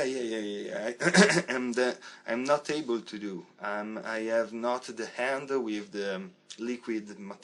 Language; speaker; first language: English; non-native, learner; Italian